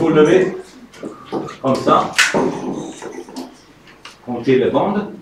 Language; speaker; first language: French; non-native, fluent; Swedish